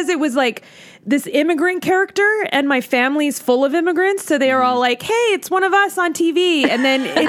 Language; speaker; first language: English; native; English